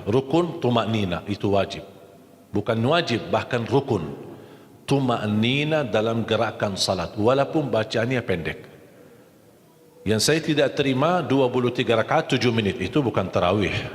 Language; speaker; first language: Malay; non-native, fluent; Arabic